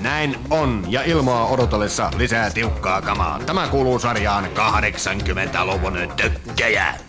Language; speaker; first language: Finnish; native; Finnish